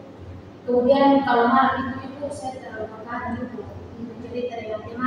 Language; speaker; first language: Indonesian; native; Indonesian